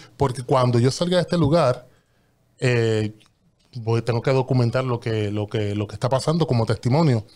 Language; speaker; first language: Spanish; native; Spanish